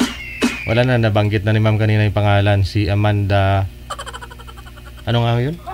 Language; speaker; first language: Filipino; native; Filipino